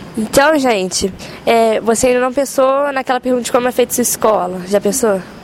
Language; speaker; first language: Portuguese; native; Portuguese